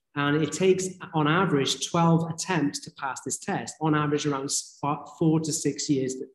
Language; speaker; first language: English; native; English